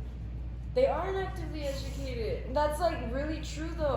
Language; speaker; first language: English; native; English